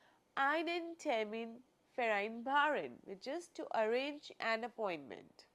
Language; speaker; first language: German; non-native, fluent; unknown